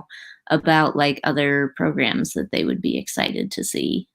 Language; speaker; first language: English; native; English